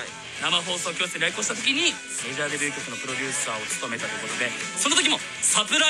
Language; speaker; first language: Japanese; native; Japanese